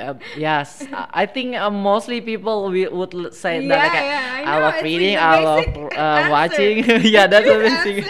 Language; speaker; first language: English; non-native, fluent; Indonesian